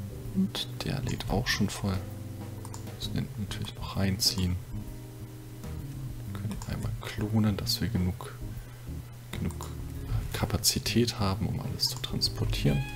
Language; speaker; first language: German; native; German